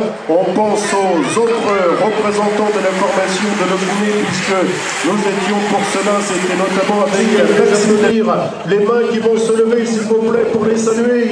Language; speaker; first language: French; native; French